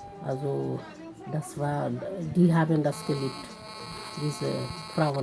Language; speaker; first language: German; non-native, fluent; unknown